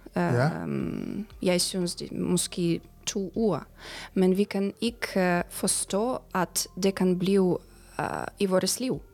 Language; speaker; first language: Danish; non-native, fluent; Ukrainian